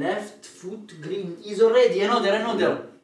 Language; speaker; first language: English; non-native, learner; Italian